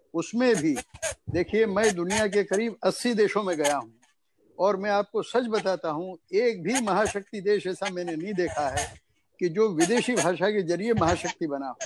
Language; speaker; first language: Hindi; native; Hindi